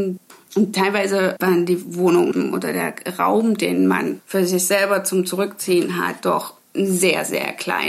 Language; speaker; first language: German; native; German